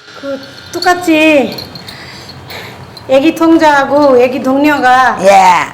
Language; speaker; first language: Korean; non-native, fluent; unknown